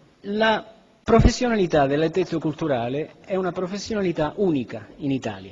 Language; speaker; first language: Italian; native; Italian